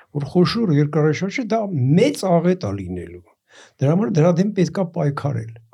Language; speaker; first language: Armenian; native; Armenian